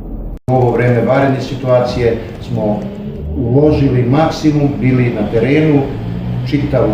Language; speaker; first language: Serbian; native; Serbian